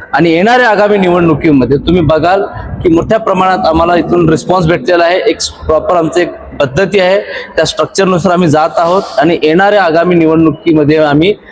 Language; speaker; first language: Marathi; non-native, local second language; Urdu